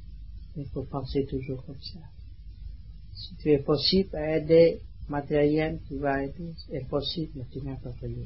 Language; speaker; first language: French; non-native, learner; Vietnamese